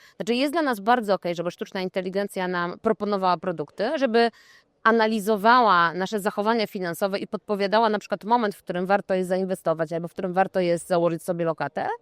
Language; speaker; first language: Polish; native; Polish